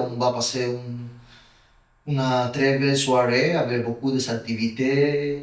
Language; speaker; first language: French; non-native, learner; Spanish